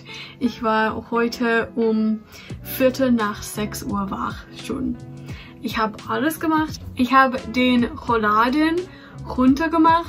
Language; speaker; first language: German; non-native, fluent; English